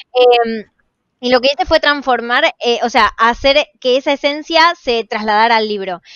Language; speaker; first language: Spanish; native; Spanish